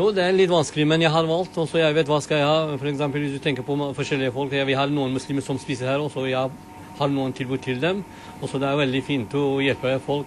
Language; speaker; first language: Norwegian; non-native, learner; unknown